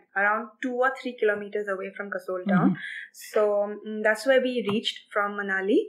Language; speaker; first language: English; non-native, local second language; Assamese